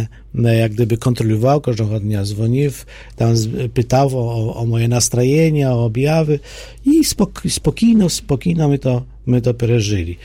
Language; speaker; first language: Polish; non-native, fluent; Ukrainian